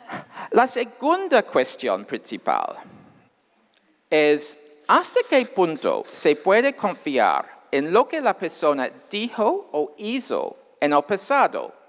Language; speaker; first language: Spanish; non-native, fluent; English